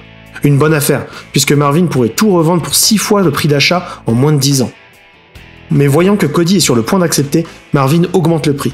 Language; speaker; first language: French; native; French